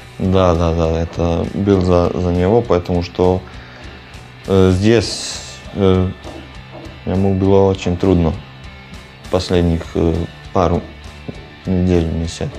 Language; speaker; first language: Russian; non-native, learner; Serbian